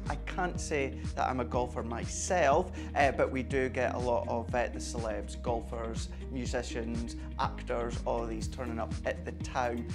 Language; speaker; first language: English; native; English